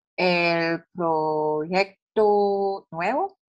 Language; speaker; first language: Spanish; non-native, learner; English